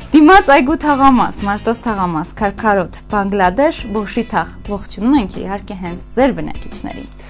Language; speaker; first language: Armenian; native; Armenian